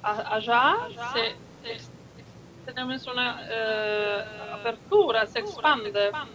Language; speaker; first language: Spanish; non-native, learner; Italian